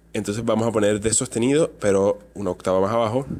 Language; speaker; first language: Spanish; native; Spanish